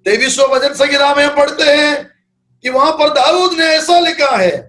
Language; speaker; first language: Hindi; non-native, local second language; Malayalam